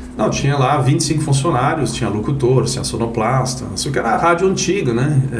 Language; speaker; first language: Portuguese; non-native, fluent; French